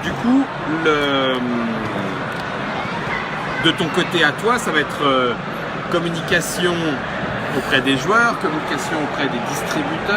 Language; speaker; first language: French; native; French